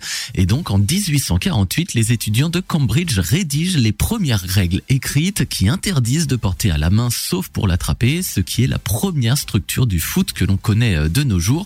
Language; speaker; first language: French; native; French